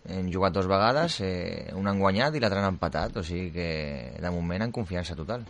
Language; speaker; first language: Catalan; non-native, local second language; Spanish